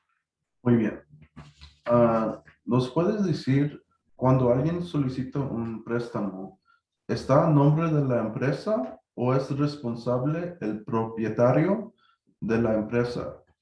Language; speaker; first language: Spanish; early bilingual, heritage; Spanish